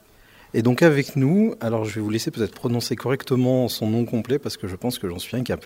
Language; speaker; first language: French; native; French